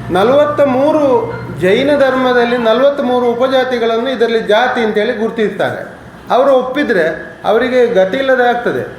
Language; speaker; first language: Kannada; non-native, local second language; Tulu